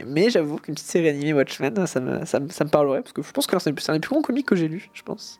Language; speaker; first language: French; native; French